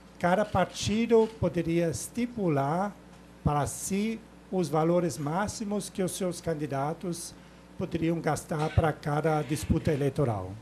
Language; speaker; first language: Portuguese; non-native, fluent; German